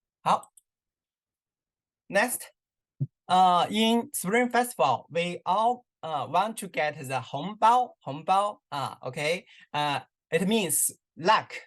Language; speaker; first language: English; non-native, learner; Chinese